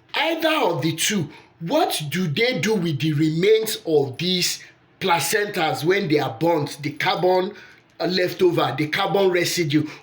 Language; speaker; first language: English; non-native, local second language; Yoruba